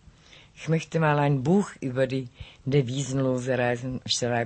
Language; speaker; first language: German; non-native, local second language; Czech